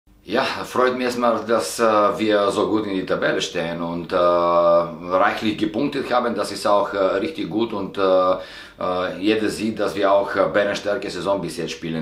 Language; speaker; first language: German; non-native, fluent; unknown